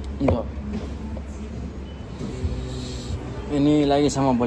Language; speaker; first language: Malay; non-native, learner; Nepali